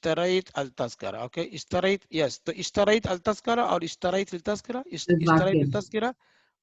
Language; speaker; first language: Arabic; non-native, fluent; Hindi